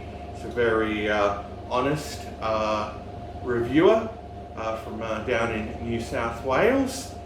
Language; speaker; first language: English; native; English